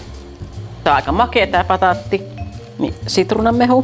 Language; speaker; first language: Finnish; native; Finnish